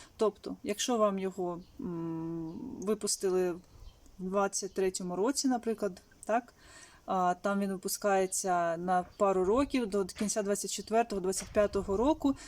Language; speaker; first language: Ukrainian; native; Ukrainian